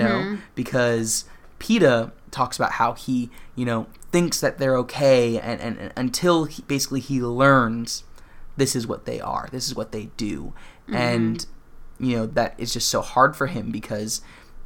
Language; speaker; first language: English; native; English